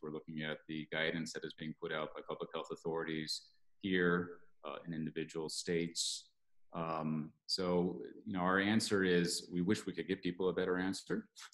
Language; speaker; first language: English; native; English